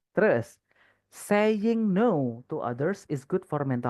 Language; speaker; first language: English; non-native, fluent; Indonesian